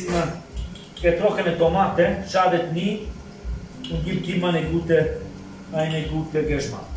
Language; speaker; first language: German; non-native, fluent; Italian